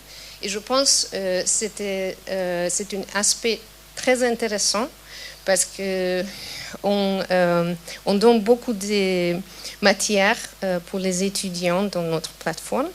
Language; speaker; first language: French; non-native, fluent; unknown